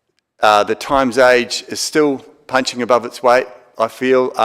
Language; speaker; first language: English; native; English